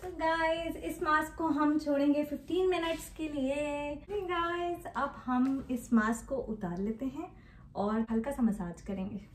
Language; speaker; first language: Urdu; native; Urdu